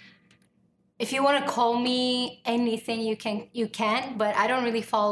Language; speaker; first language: English; non-native, fluent; Arabic